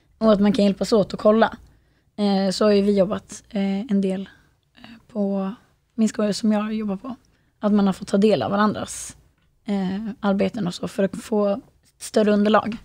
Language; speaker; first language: Swedish; native; Swedish